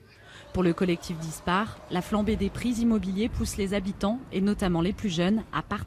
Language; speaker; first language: French; native; French